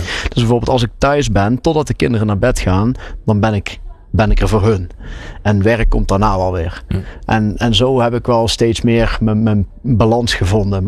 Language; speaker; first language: Dutch; native; Dutch